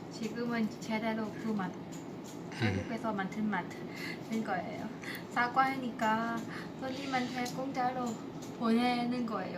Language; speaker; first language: Korean; non-native, learner; Thai